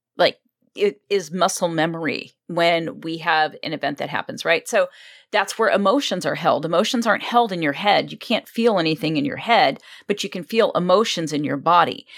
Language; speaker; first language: English; native; English